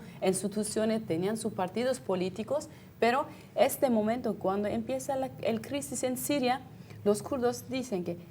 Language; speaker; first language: Spanish; non-native, fluent; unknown